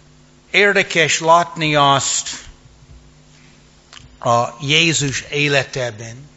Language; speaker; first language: Hungarian; non-native, fluent; English